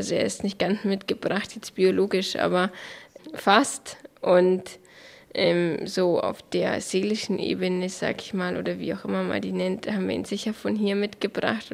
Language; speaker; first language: German; native; German